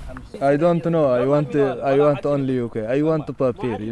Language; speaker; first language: English; non-native, learner; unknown